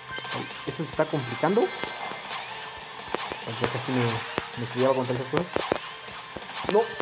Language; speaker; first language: Spanish; native; Spanish